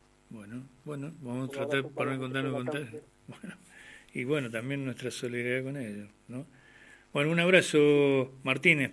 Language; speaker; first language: Spanish; native; Spanish